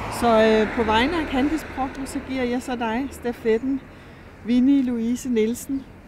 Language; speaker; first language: Danish; native; Danish